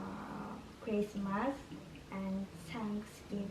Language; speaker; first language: English; non-native, learner; Japanese